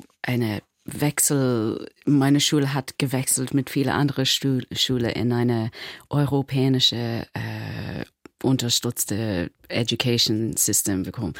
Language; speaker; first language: German; non-native, learner; English